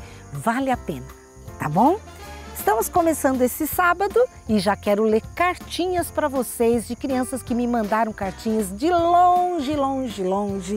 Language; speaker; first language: Portuguese; native; Portuguese